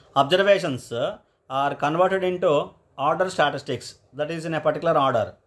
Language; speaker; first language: English; non-native, local second language; Telugu